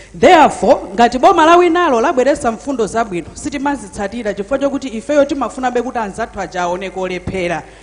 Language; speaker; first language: Nyanja; native; Nyanja